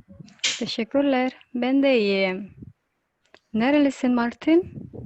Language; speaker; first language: Turkish; non-native, learner; Indonesian